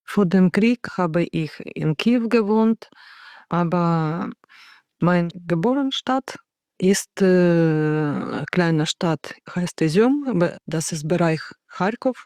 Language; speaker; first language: German; non-native, learner; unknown